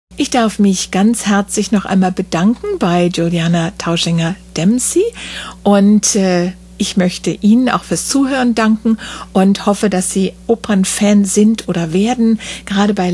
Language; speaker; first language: German; native; German